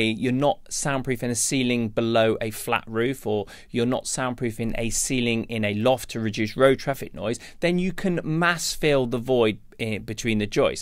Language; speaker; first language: English; native; English